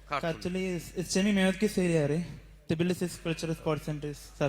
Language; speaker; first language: Georgian; non-native, learner; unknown